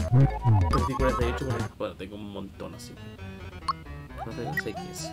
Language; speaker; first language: Spanish; native; Spanish